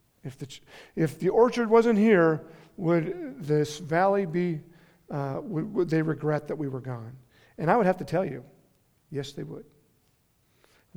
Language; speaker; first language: English; native; English